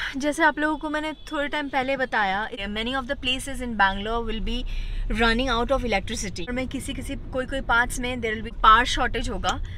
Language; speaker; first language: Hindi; non-native, local second language; Bangla